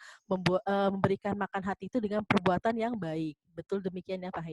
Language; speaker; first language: Indonesian; native; Indonesian